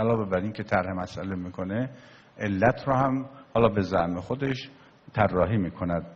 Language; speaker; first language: Persian; native; Persian